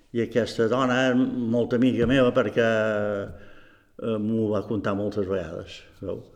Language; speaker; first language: Catalan; native; Catalan